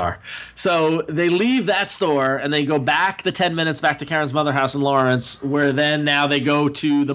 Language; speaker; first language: English; native; English